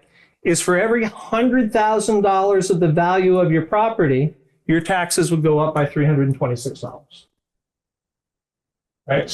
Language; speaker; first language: English; native; English